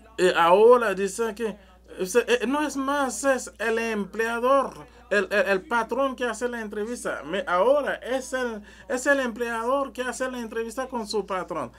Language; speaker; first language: Spanish; non-native, learner; French